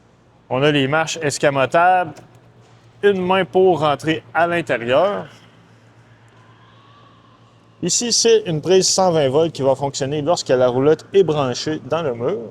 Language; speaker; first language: French; native; French